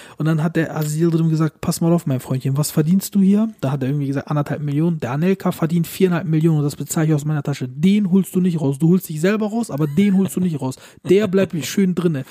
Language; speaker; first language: German; early bilingual, other home language; Turkish